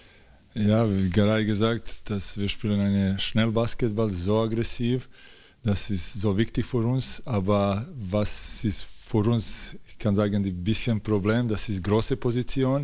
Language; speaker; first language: German; non-native, learner; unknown